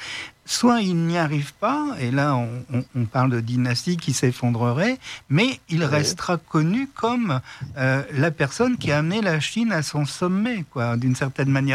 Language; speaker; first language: French; native; French